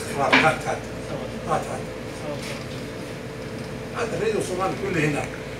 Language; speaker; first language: Arabic; non-native, learner; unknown